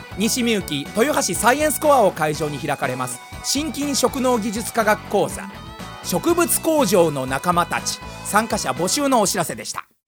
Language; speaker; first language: Japanese; native; Japanese